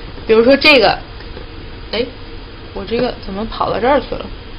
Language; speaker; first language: Chinese; native; Chinese